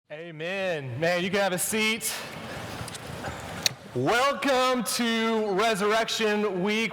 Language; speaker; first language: English; native; English